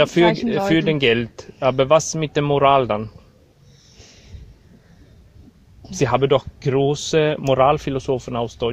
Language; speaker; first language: German; non-native, learner; Swedish